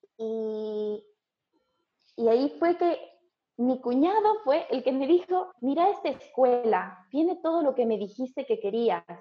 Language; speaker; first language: Spanish; native; Spanish